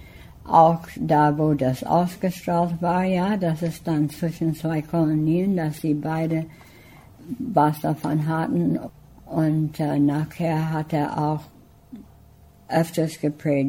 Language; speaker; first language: German; early bilingual, heritage; English